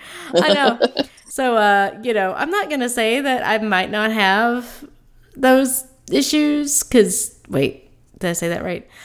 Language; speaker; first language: English; native; English